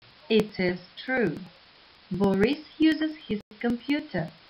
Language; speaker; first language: English; non-native, fluent; Ukrainian